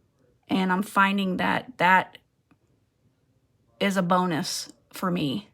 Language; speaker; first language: English; native; English